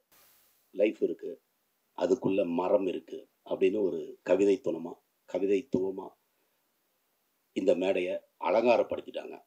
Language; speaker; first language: Tamil; native; Tamil